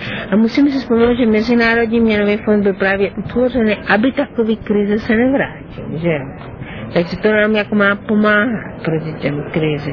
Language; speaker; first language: Czech; non-native, fluent; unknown